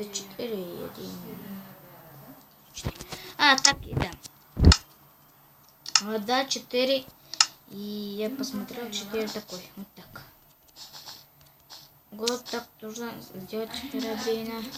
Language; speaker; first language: Russian; non-native, local second language; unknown